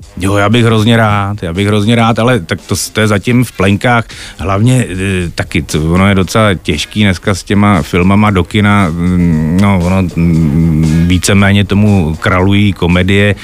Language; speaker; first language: Czech; native; Czech